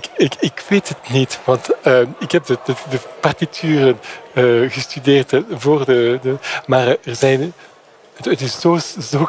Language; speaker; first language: Dutch; non-native, fluent; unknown